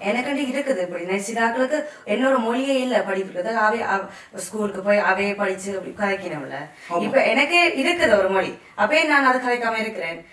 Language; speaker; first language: Tamil; early bilingual, heritage; Tamil